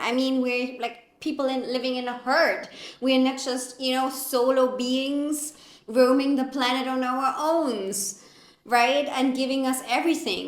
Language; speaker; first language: English; non-native, fluent; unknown